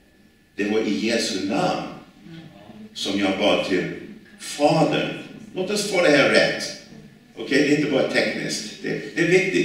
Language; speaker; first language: Swedish; non-native, fluent; English